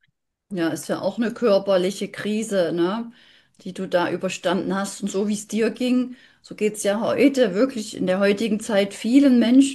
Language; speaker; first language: German; native; German